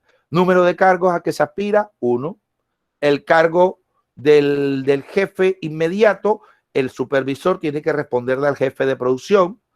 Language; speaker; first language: Spanish; native; Spanish